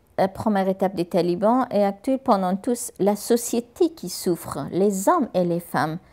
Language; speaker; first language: French; non-native, fluent; Persian